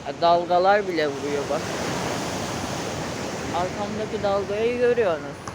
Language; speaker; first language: Turkish; non-native, fluent; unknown